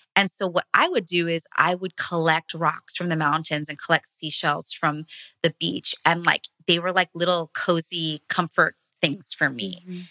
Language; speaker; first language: English; native; English